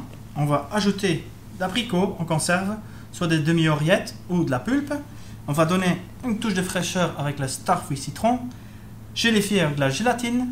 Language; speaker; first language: French; native; French